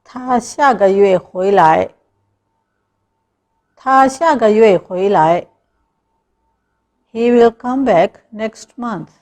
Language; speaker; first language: Chinese; non-native, fluent; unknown